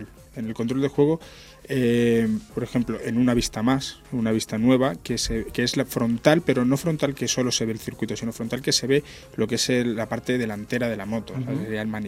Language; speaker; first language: Spanish; native; Spanish